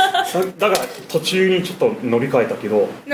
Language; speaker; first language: Japanese; non-native, fluent; English